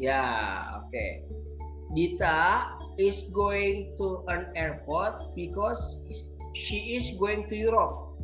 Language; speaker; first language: English; non-native, learner; Indonesian